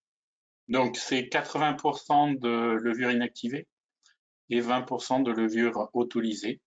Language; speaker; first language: French; native; French